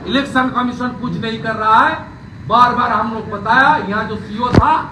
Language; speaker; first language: Hindi; non-native, local second language; Bangla